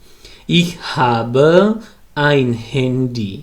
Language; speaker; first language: German; non-native, fluent; Pashto